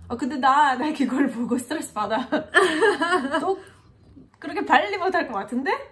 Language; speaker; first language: Korean; non-native, fluent; French